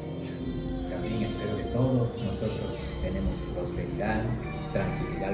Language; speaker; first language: Spanish; non-native, fluent; Chinese